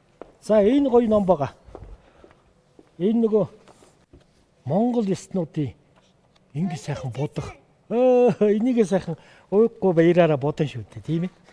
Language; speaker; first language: Mongolian; native; Mongolian